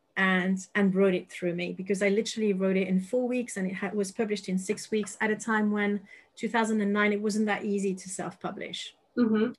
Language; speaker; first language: English; non-native, fluent; French